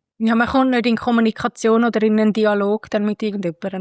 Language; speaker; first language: German; native; German